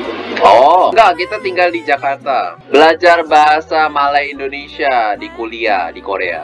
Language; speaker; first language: Indonesian; non-native, fluent; Korean